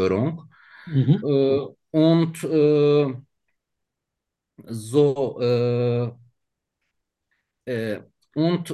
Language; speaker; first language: German; non-native, learner; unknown